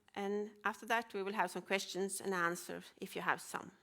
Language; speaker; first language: English; non-native, fluent; Norwegian